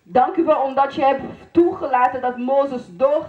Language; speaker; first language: Dutch; non-native, fluent; Lingala